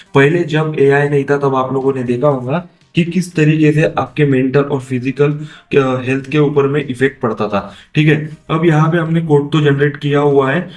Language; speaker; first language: Hindi; non-native, local second language; Marathi